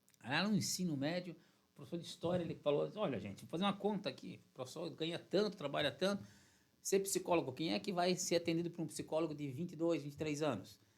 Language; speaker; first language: Portuguese; native; Portuguese